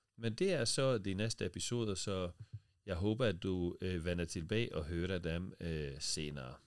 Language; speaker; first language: Danish; non-native, fluent; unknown